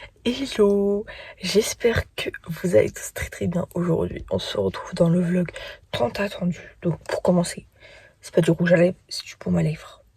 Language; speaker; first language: French; native; French